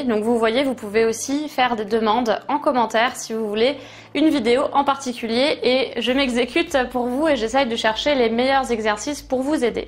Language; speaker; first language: French; native; French